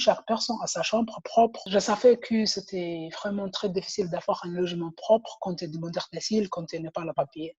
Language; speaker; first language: French; non-native, learner; Somali